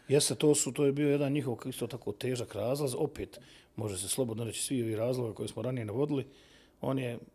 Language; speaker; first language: Serbian; native; Serbian